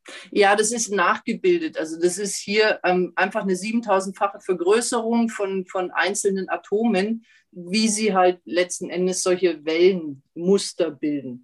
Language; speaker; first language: German; native; German